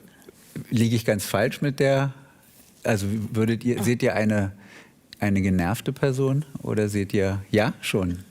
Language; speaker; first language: German; native; German